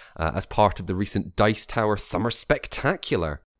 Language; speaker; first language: English; native; English